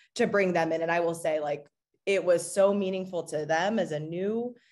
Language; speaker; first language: English; native; English